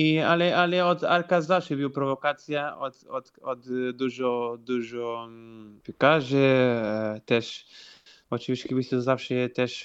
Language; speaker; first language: Polish; non-native, fluent; Portuguese